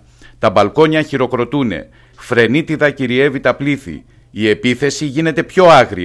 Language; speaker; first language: Greek; native; Greek